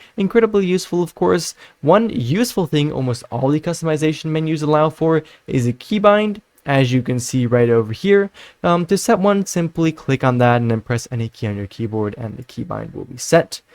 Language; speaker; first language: English; non-native, fluent; Dutch